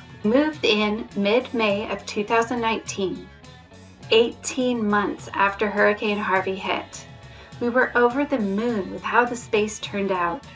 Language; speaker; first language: English; native; English